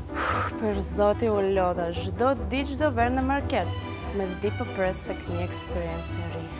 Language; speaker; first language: Albanian; non-native, learner; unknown